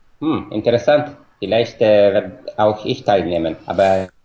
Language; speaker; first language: German; non-native, fluent; Russian